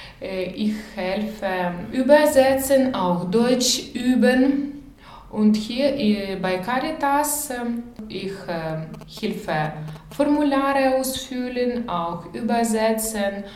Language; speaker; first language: German; non-native, learner; Ukrainian